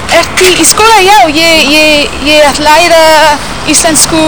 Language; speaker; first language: Icelandic; non-native, learner; English